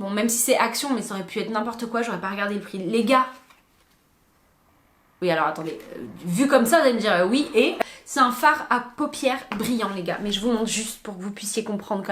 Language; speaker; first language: French; native; French